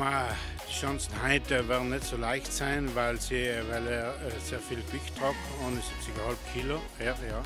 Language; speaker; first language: German; native; German